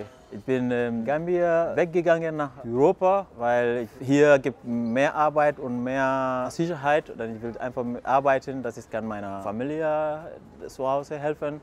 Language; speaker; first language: German; non-native, fluent; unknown